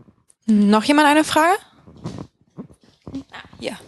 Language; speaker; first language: German; native; German